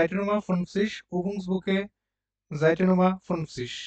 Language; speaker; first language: German; non-native, fluent; Bangla